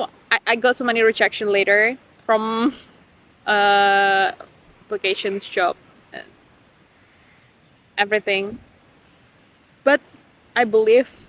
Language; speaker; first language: English; non-native, learner; Indonesian